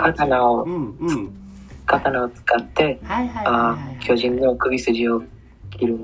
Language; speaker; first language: Japanese; non-native, learner; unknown